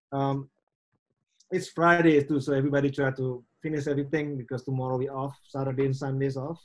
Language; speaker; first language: English; non-native, learner; Indonesian